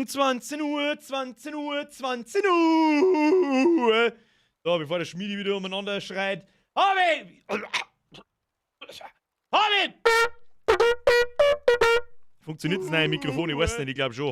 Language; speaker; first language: German; native; German